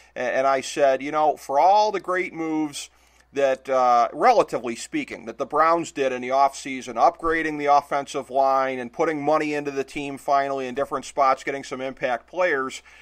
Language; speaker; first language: English; native; English